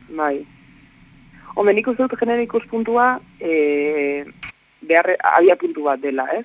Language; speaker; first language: Basque; native; Basque